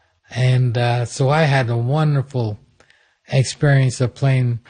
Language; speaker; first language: English; native; English